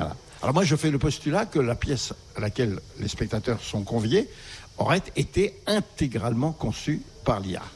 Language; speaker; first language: French; native; French